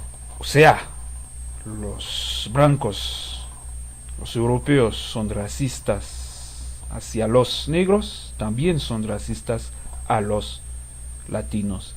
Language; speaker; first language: Spanish; non-native, fluent; Haitian Creole